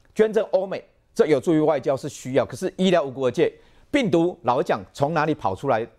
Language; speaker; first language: Chinese; native; Chinese